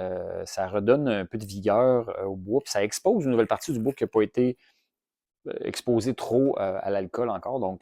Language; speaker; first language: French; native; French